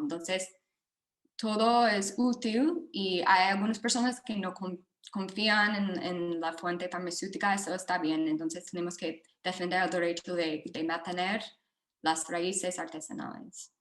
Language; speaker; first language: Spanish; non-native, fluent; English